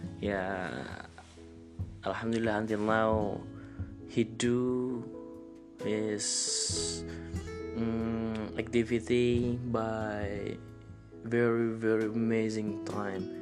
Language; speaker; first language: English; non-native, learner; Indonesian